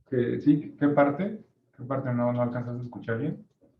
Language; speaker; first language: Spanish; native; Spanish